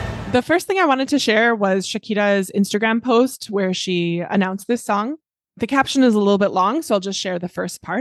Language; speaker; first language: English; native; English